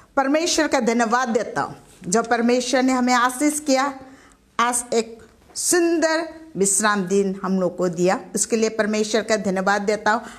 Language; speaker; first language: Hindi; non-native, local second language; Assamese